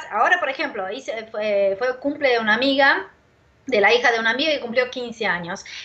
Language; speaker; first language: Spanish; non-native, fluent; Portuguese